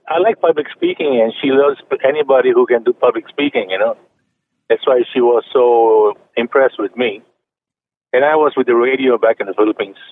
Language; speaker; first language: English; non-native, fluent; Chinese